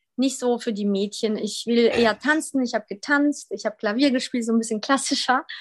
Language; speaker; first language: German; early bilingual, other home language; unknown